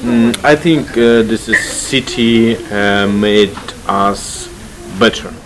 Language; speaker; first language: English; non-native, learner; Ukrainian